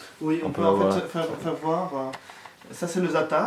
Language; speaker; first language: French; non-native, local second language; Arabic